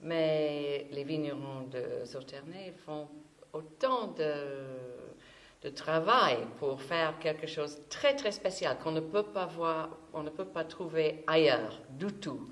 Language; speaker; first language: French; non-native, fluent; English